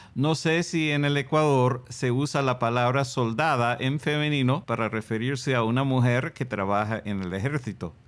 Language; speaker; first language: Spanish; non-native, fluent; English